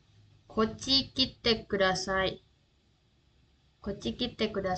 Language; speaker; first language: Japanese; non-native, learner; Indonesian